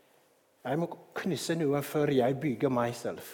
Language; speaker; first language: Norwegian; non-native, fluent; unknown